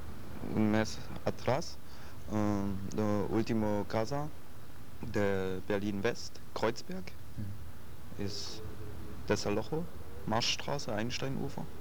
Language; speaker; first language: Spanish; non-native, learner; German